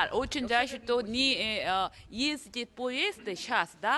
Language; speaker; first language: Russian; non-native, fluent; Korean